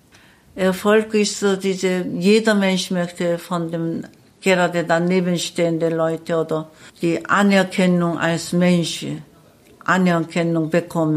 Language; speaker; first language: German; non-native, learner; Korean